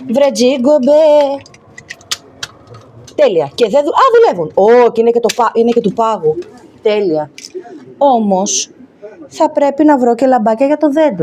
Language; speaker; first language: Greek; native; Greek